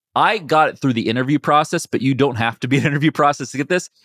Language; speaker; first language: English; native; English